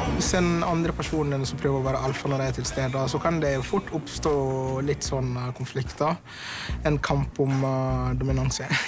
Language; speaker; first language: Norwegian; non-native, fluent; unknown